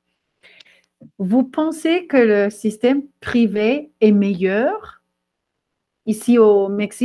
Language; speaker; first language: French; non-native, fluent; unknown